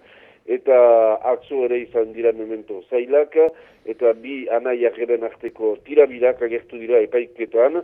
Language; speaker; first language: Basque; native; Basque